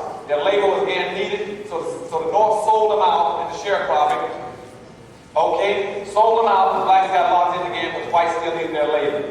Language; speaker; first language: English; native; English